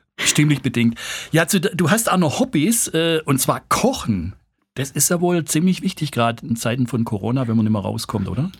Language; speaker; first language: German; native; German